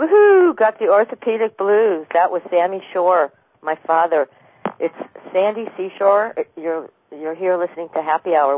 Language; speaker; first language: English; native; English